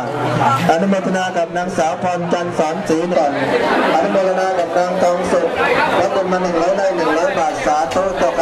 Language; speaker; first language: Thai; native; Thai